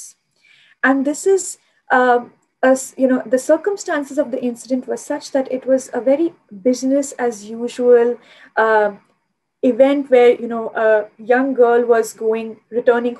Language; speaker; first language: English; non-native, local second language; Hindi